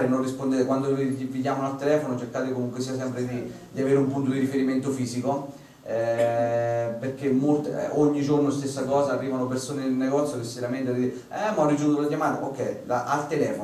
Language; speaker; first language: Italian; native; Italian